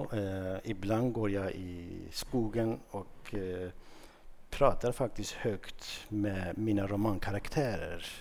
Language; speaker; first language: Swedish; non-native, fluent; Kurdish